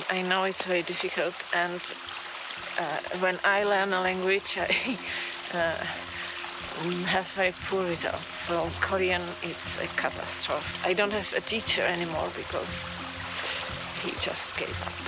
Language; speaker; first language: English; non-native, fluent; Czech